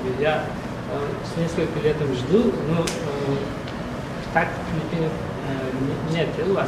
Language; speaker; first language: Russian; non-native, local second language; Uzbek